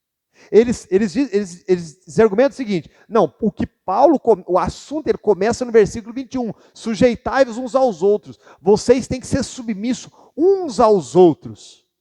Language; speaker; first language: Portuguese; native; Portuguese